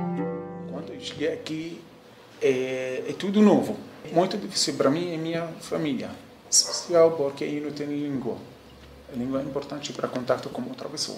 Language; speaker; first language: Portuguese; non-native, learner; Arabic